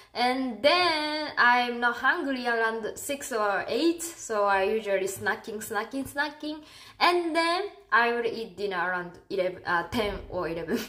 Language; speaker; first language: English; non-native, fluent; Japanese